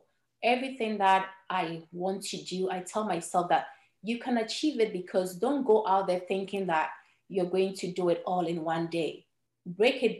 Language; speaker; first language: English; non-native, local second language; Ewe